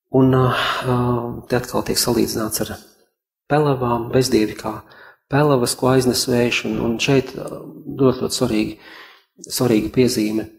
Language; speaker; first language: Latvian; native; Latvian